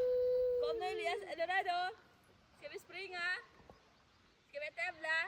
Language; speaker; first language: Swedish; non-native, learner; Cebuano